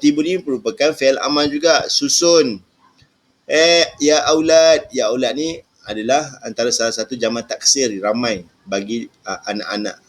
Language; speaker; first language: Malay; native; Malay